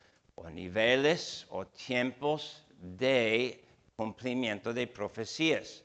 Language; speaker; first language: Spanish; non-native, fluent; English